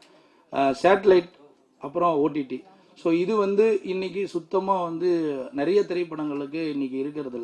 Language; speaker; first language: Tamil; native; Tamil